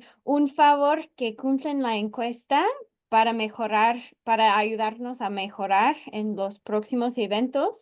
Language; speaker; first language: Spanish; non-native, fluent; English